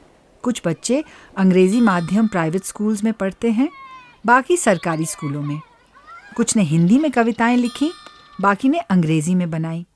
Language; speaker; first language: Hindi; native; Hindi